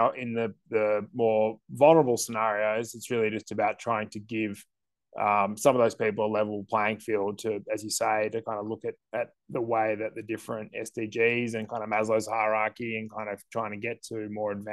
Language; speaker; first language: English; native; English